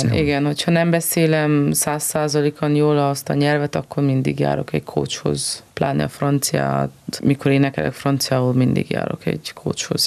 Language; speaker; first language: Hungarian; non-native, fluent; Romanian